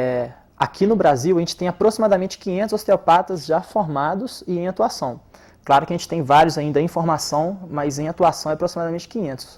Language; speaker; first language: Portuguese; native; Portuguese